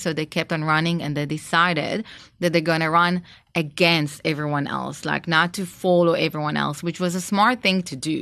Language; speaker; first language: English; non-native, fluent; Hebrew